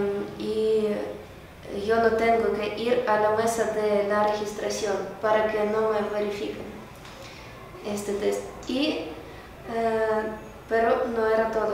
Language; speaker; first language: Spanish; non-native, learner; Ukrainian